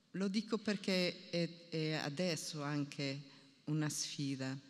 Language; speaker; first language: Italian; non-native, fluent; Portuguese